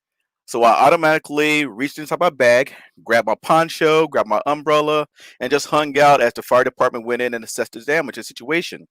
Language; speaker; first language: English; native; English